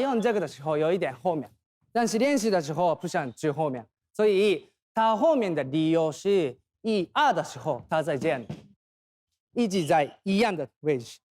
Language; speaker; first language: Chinese; non-native, fluent; Thai